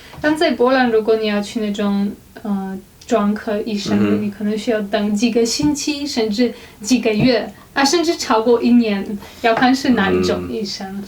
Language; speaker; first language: Chinese; non-native, fluent; Polish